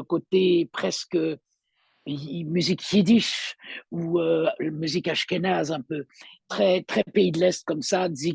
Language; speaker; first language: French; native; French